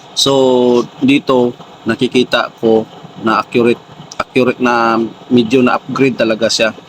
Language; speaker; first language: Filipino; non-native, local second language; Cebuano